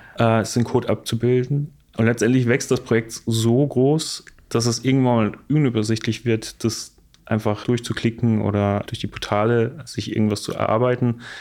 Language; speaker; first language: German; non-native, fluent; Bosnian